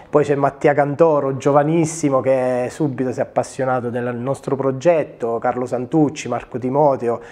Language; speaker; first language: Italian; native; Italian